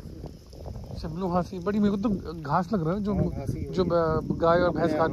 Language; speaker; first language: Hindi; native; Hindi